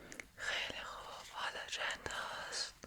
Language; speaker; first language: Persian; native; Persian